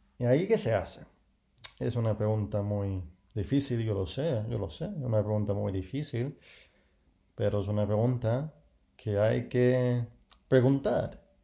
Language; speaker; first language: Spanish; non-native, fluent; English